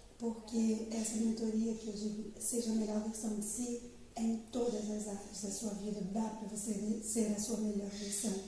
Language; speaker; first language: Portuguese; native; Portuguese